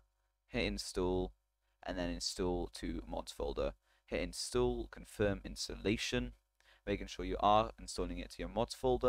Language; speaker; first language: English; native; English